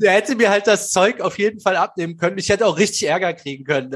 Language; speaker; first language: German; native; German